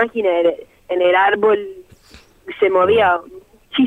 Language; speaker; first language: Spanish; non-native, fluent; French